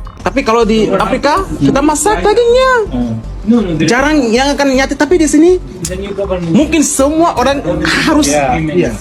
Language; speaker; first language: Indonesian; non-native, fluent; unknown